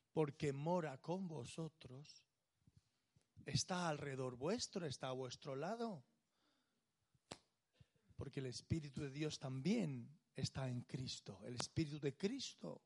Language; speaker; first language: Spanish; native; Spanish